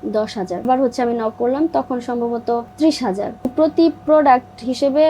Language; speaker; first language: Bangla; native; Bangla